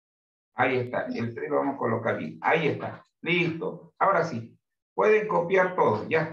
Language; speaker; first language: Spanish; native; Spanish